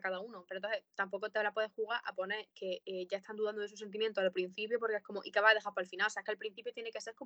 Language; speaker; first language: Spanish; native; Spanish